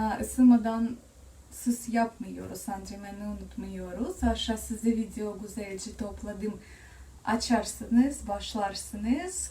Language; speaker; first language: Turkish; non-native, learner; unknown